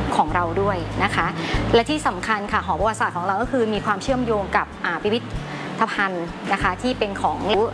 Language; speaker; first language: Thai; native; Thai